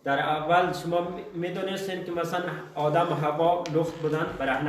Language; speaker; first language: Persian; early bilingual, heritage; Persian